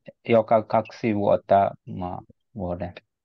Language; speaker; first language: Finnish; non-native, learner; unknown